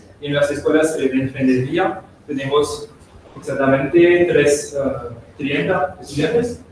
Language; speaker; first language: Spanish; non-native, learner; French